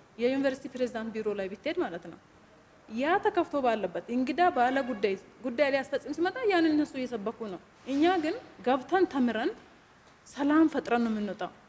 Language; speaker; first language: Amharic; non-native, local second language; Hadiyya